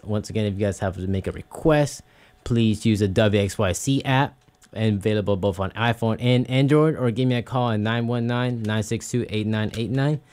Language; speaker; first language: English; early bilingual, other home language; Spanish